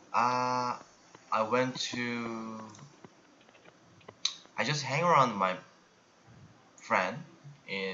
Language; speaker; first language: English; non-native, learner; Korean